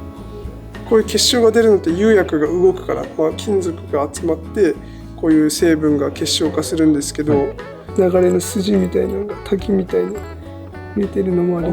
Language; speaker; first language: Japanese; native; Japanese